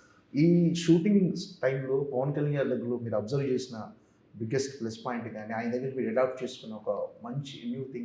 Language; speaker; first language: Telugu; native; Telugu